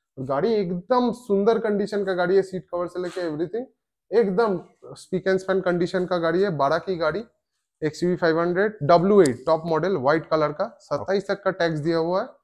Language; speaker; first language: Hindi; non-native, local second language; Bangla